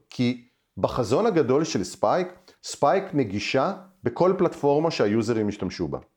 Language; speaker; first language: Hebrew; native; Hebrew